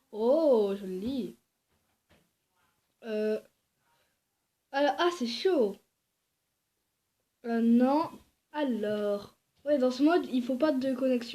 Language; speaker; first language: French; native; French